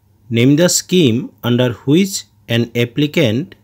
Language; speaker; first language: English; non-native, local second language; Bangla